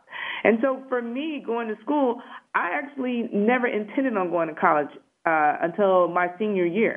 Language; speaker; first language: English; native; English